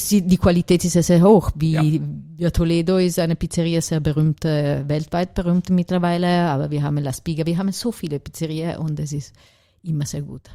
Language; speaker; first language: German; non-native, fluent; Italian